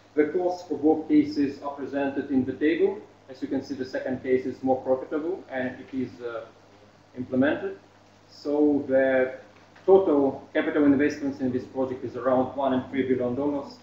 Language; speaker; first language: English; non-native, fluent; Russian